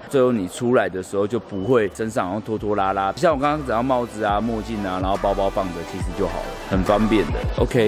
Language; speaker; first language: Chinese; native; Chinese